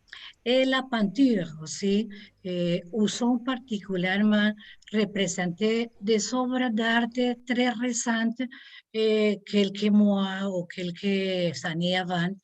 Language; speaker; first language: French; non-native, learner; Spanish